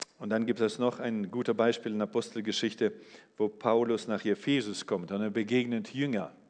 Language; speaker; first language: German; non-native, fluent; English